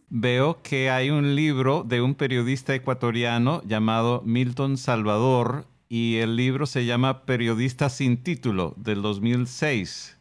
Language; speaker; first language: Spanish; non-native, fluent; English